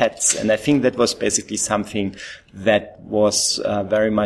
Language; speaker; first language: English; non-native, fluent; German